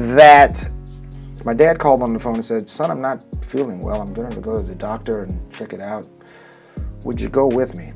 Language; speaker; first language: English; native; English